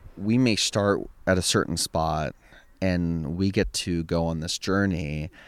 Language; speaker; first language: English; native; English